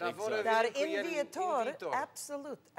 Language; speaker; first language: Romanian; non-native, learner; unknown